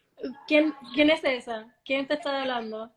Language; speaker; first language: Spanish; early bilingual, heritage; English